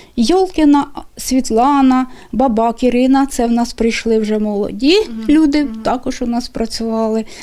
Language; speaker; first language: Ukrainian; native; Ukrainian